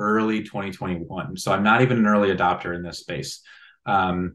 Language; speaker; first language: English; native; English